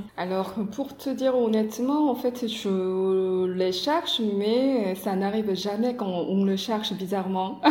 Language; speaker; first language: French; non-native, fluent; Korean